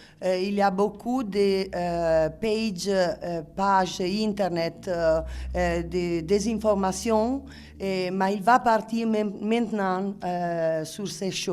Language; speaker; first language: French; non-native, learner; Italian